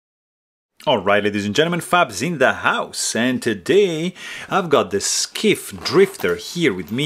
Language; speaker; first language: English; non-native, fluent; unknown